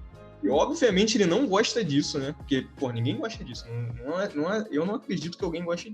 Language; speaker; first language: Portuguese; native; Portuguese